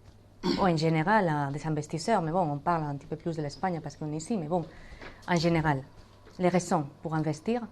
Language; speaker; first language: French; non-native, fluent; Spanish